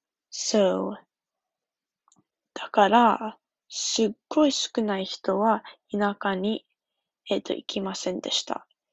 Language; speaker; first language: Japanese; early bilingual, heritage; Japanese